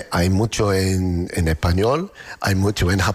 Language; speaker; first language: Spanish; non-native, learner; English